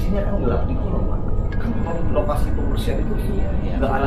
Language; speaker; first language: Indonesian; native; Indonesian